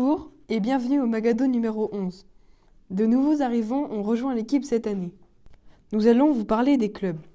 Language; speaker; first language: French; native; French